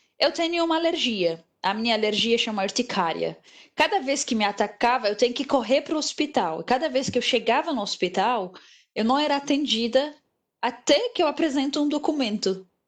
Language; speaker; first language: Portuguese; non-native, fluent; Arabic